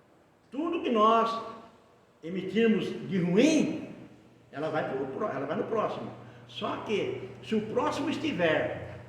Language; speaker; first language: Portuguese; native; Portuguese